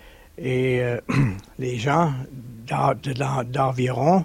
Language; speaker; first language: French; early bilingual, heritage; German